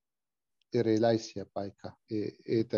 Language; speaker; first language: Finnish; non-native, learner; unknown